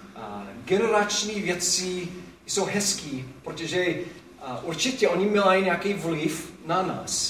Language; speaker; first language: Czech; non-native, fluent; English